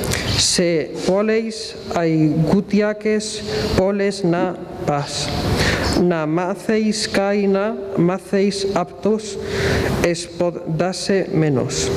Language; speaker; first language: Greek; non-native, learner; Spanish